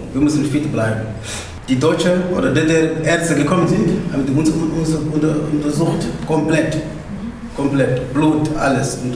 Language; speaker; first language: German; non-native, fluent; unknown